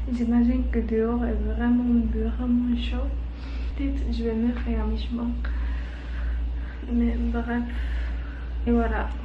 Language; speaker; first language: French; non-native, learner; Japanese